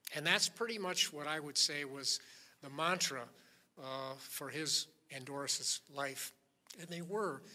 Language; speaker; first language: English; native; English